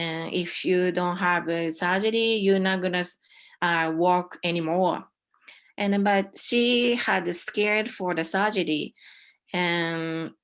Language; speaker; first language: English; non-native, learner; Japanese